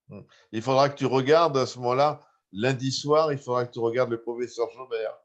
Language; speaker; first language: French; native; French